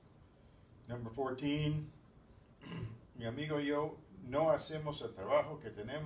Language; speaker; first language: Spanish; non-native, fluent; English